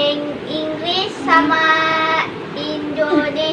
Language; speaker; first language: Indonesian; early bilingual, heritage; Indonesian